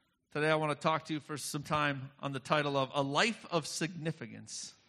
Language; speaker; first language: English; native; English